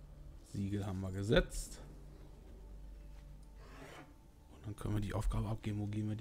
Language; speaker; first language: German; native; German